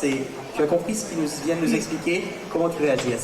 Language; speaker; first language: French; native; French